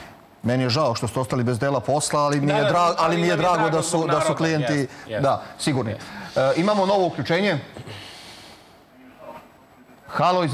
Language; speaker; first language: Serbian; native; Serbian